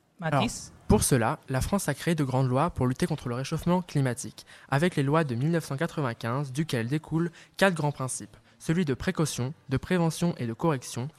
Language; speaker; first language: French; native; French